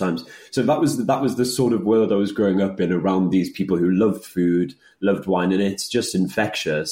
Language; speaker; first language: English; native; English